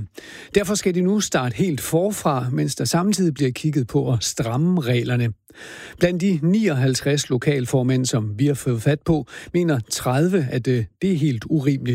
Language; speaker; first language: Danish; native; Danish